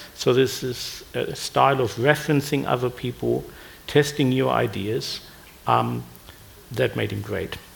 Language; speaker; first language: English; non-native, fluent; German